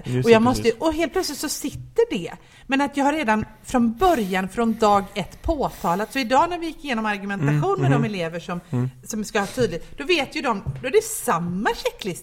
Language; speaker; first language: Swedish; native; Swedish